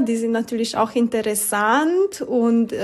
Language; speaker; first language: German; non-native, learner; Romanian